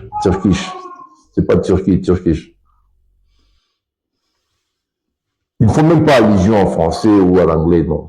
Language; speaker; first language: French; non-native, local second language; Lingala